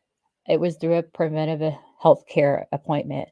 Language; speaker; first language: English; native; English